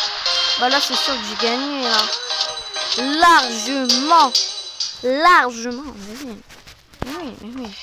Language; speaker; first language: French; native; French